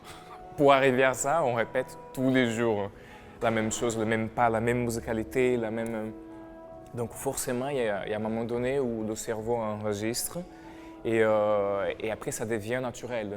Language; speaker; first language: French; non-native, fluent; Portuguese